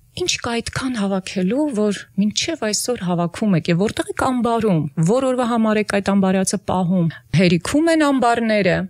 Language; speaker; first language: Armenian; native; Armenian